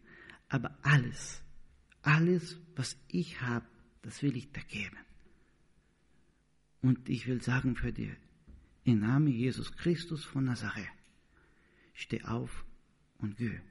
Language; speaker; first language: German; non-native, learner; Portuguese